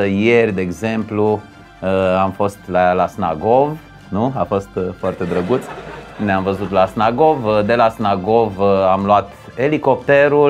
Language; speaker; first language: Romanian; native; Romanian